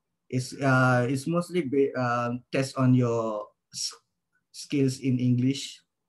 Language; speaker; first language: English; non-native, local second language; Malay